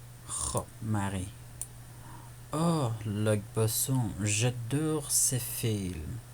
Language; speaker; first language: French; non-native, fluent; Persian